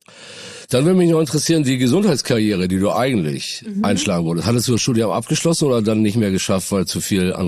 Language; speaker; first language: German; native; German